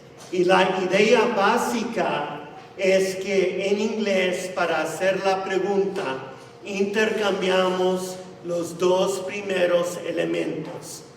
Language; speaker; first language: Spanish; non-native, fluent; English